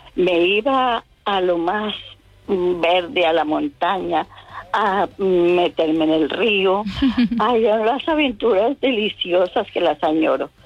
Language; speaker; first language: Spanish; native; Spanish